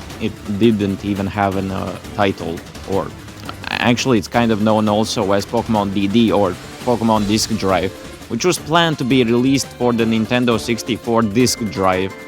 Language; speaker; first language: English; non-native, fluent; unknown